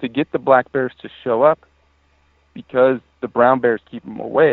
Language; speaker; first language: English; native; English